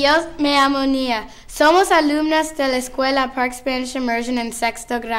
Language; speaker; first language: Spanish; non-native, local second language; English